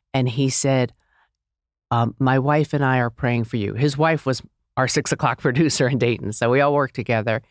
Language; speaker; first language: English; native; English